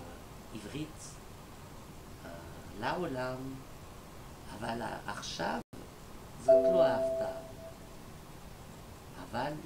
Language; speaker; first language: Hebrew; non-native, learner; French